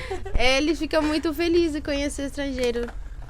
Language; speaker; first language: Portuguese; non-native, fluent; Spanish